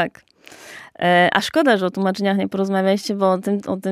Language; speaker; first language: Polish; native; Polish